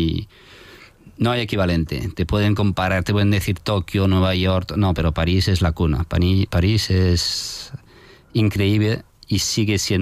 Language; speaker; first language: Spanish; non-native, fluent; French